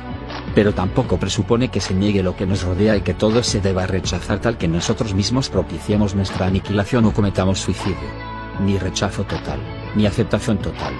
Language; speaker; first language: Spanish; native; Spanish